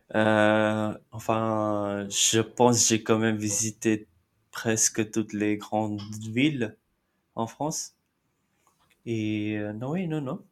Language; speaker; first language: French; non-native, fluent; Marathi